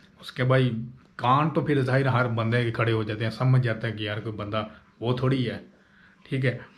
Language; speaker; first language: Urdu; non-native, local second language; Punjabi